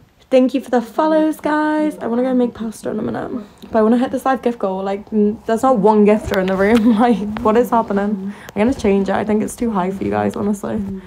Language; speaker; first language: English; native; English